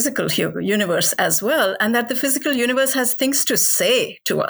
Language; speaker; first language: English; non-native, local second language; Hindi